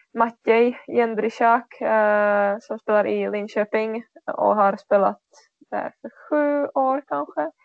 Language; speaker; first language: Swedish; non-native, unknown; Czech